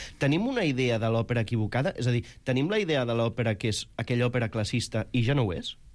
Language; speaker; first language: Catalan; native; Catalan